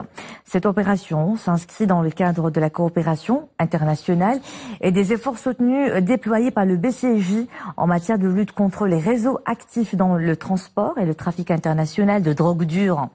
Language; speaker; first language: French; non-native, local second language; Arabic